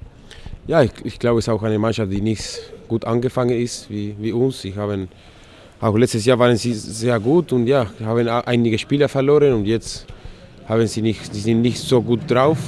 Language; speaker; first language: German; non-native, learner; Spanish